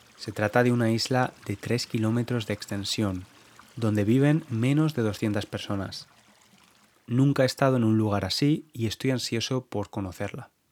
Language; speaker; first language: Spanish; native; Spanish